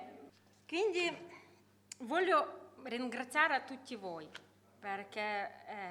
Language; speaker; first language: Italian; non-native, learner; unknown